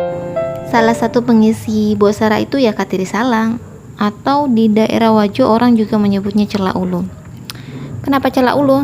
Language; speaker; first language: Indonesian; native; Indonesian